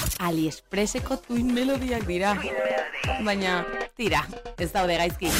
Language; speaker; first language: Basque; non-native, local second language; Spanish